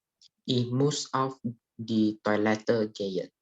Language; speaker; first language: German; non-native, learner; Indonesian